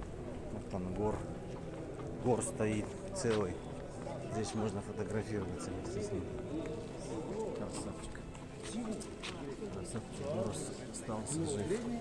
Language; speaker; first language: Russian; native; Russian